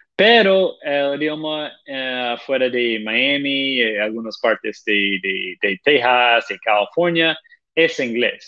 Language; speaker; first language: Spanish; non-native, fluent; Portuguese